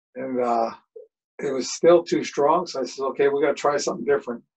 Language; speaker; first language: English; native; English